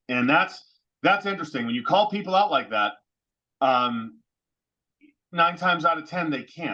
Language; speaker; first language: English; native; English